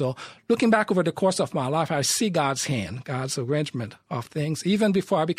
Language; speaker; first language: English; early bilingual, other home language; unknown